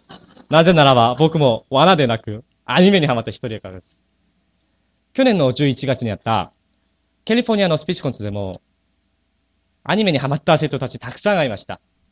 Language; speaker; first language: Japanese; non-native, fluent; Korean